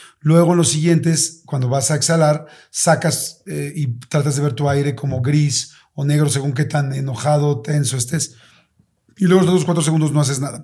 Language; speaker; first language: Spanish; native; Spanish